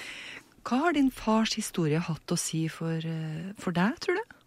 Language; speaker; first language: Norwegian; native; Norwegian